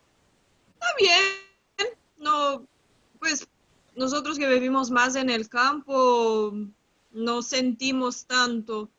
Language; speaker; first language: Spanish; non-native, fluent; Portuguese